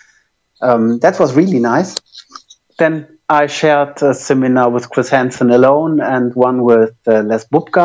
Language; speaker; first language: English; non-native, fluent; German